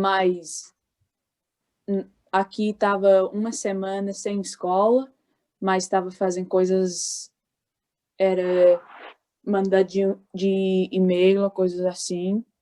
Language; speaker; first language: Portuguese; early bilingual, heritage; Portuguese